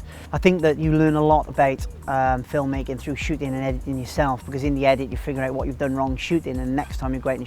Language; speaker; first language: English; native; English